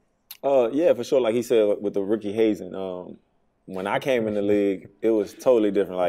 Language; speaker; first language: English; native; English